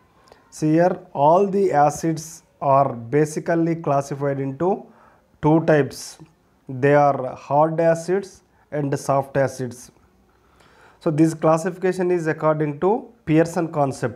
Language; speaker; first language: English; non-native, local second language; Telugu